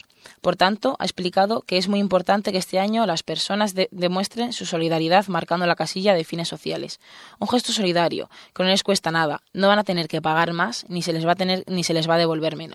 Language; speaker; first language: Spanish; native; Spanish